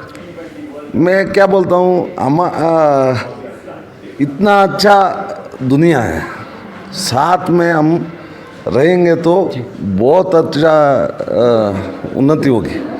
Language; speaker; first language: Hindi; non-native, local second language; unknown